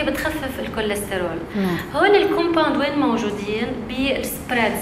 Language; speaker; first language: Arabic; native; Arabic